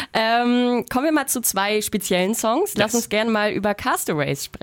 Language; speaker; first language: German; native; German